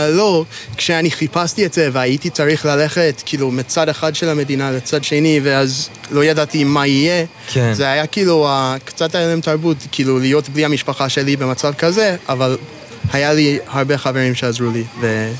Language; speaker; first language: Hebrew; non-native, fluent; English